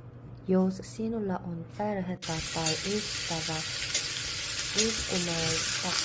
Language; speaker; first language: Finnish; non-native, learner; Korean